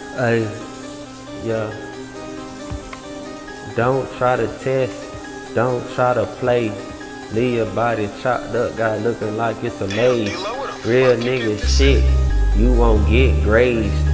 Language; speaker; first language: English; native; English